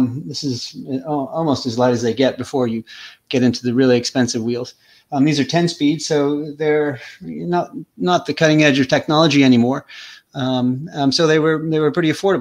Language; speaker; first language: English; native; English